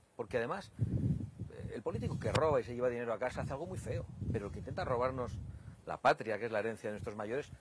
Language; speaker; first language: Spanish; native; Spanish